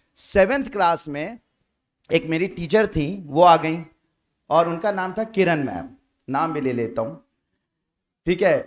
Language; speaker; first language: Hindi; native; Hindi